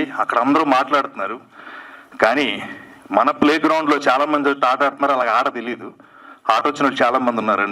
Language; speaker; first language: Telugu; native; Telugu